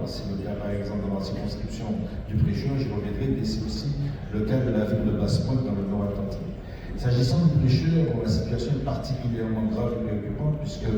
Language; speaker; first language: French; native; French